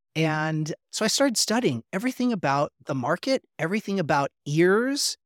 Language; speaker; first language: English; native; English